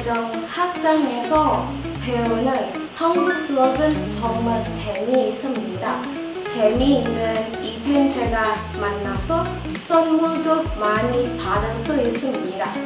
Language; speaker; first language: Korean; non-native, learner; Indonesian